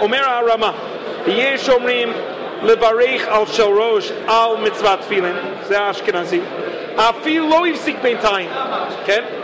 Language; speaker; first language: Hebrew; non-native, fluent; English